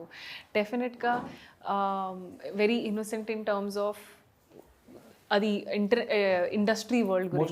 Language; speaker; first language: Telugu; non-native, fluent; Hindi